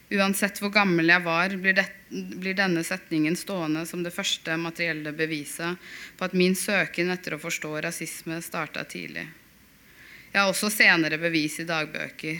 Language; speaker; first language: Norwegian; early bilingual, other home language; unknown